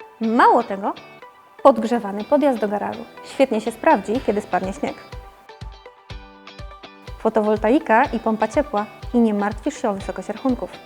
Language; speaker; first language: Polish; native; Polish